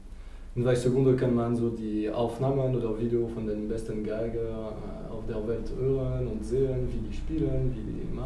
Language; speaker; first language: German; non-native, fluent; French